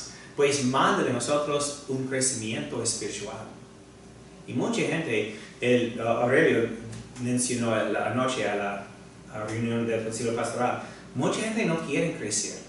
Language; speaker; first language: Spanish; non-native, fluent; English